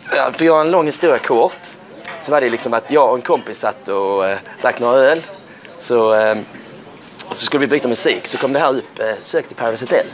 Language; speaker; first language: Swedish; native; Swedish